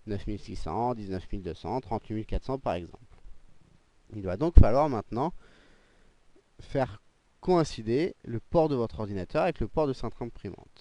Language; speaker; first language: French; native; French